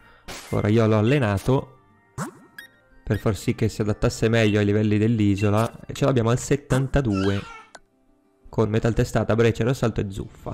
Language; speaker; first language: Italian; native; Italian